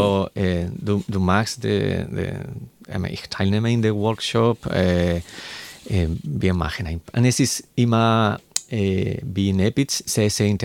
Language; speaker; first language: German; non-native, learner; Spanish